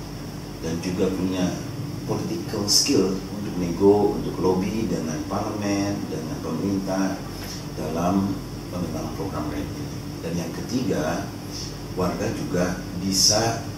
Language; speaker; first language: Indonesian; native; Indonesian